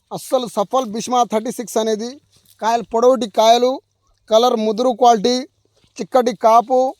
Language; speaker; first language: Telugu; non-native, local second language; Lambadi